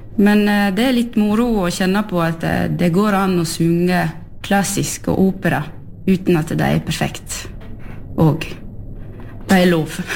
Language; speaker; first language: Norwegian; early bilingual, heritage; French